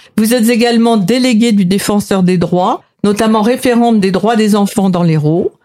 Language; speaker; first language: French; native; French